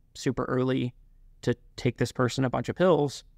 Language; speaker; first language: English; native; English